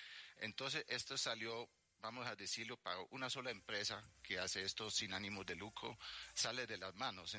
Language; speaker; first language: Spanish; native; Spanish